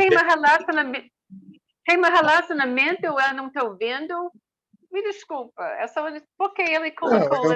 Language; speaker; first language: Portuguese; non-native, learner; English